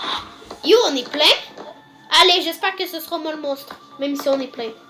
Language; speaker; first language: French; native; French